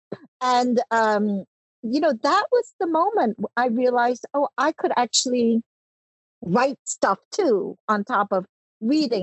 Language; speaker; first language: English; early bilingual, other home language; Cantonese